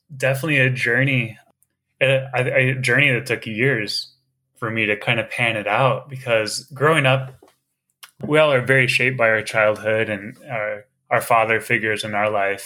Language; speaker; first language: English; native; English